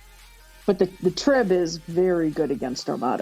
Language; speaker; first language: English; native; English